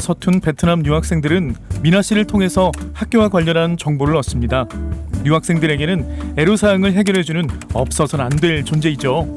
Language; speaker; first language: Korean; native; Korean